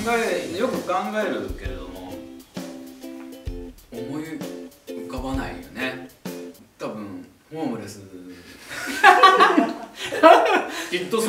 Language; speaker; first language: Japanese; native; Japanese